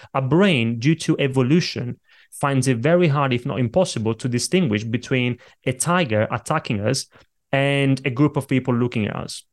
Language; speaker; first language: English; non-native, fluent; Italian